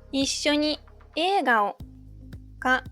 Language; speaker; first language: Japanese; non-native, fluent; French